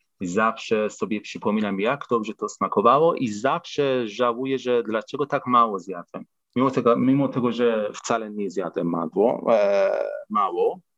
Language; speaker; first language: Polish; non-native, fluent; Persian